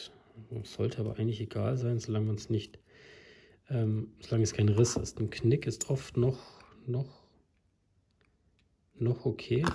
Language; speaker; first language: German; native; German